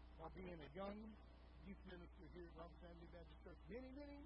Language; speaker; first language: English; native; English